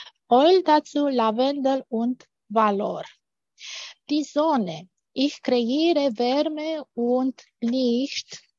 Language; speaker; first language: German; non-native, fluent; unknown